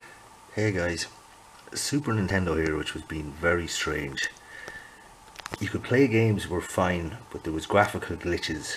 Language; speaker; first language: English; native; English